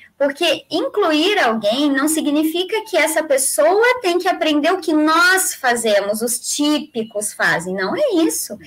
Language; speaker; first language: Portuguese; native; Portuguese